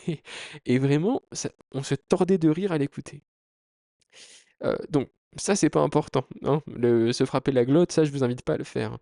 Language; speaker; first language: French; native; French